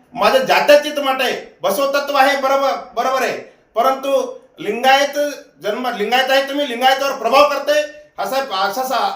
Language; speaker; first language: Marathi; non-native, local second language; Kannada